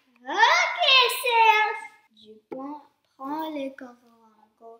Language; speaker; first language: French; non-native, learner; English